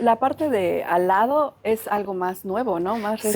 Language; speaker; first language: Spanish; native; Spanish